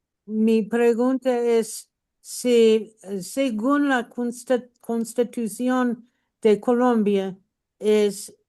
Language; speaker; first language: Spanish; non-native, learner; English